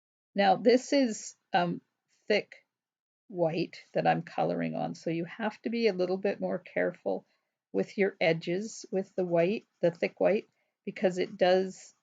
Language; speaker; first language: English; native; English